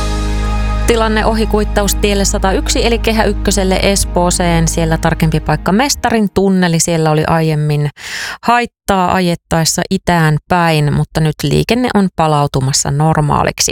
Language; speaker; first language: Finnish; native; Finnish